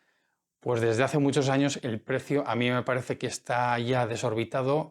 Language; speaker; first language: Spanish; native; Spanish